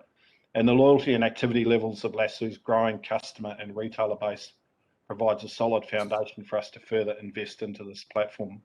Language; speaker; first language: English; native; English